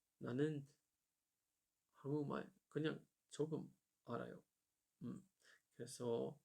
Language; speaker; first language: Korean; non-native, learner; German